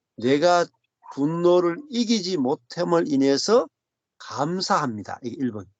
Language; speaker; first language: Korean; native; Korean